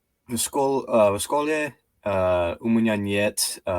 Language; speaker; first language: Russian; non-native, learner; English